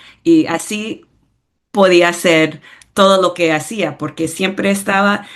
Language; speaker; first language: Spanish; early bilingual, heritage; English